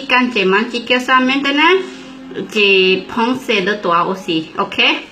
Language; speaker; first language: French; non-native, learner; Thai